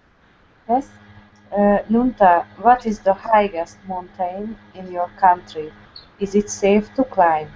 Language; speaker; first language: English; non-native, learner; Hungarian